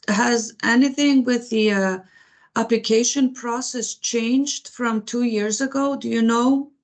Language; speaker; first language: English; non-native, fluent; Icelandic